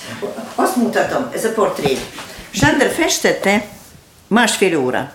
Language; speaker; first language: Hungarian; non-native, learner; Russian